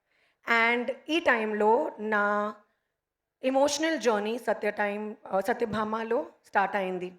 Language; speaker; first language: Telugu; non-native, learner; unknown